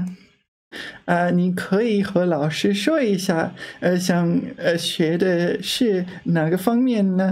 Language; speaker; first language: Chinese; non-native, learner; English